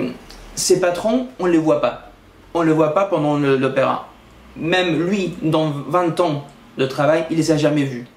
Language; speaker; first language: French; non-native, fluent; Spanish